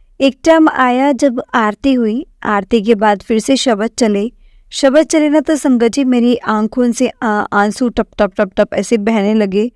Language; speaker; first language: Hindi; native; Hindi